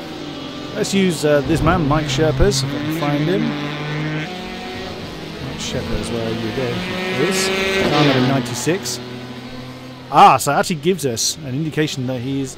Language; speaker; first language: English; native; English